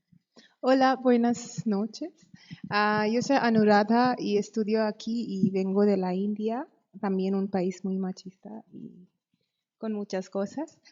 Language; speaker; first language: Spanish; non-native, fluent; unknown